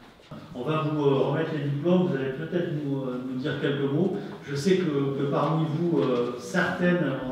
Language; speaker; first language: French; native; French